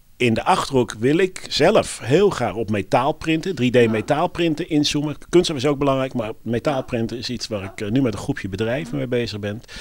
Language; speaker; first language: Dutch; native; Dutch